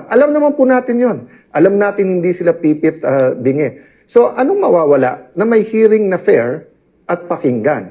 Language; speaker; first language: Filipino; native; Filipino